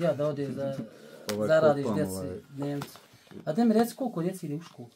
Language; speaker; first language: Bosnian; native; Bosnian